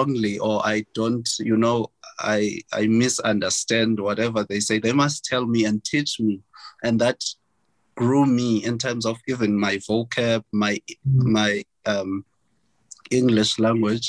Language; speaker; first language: English; non-native, local second language; Xhosa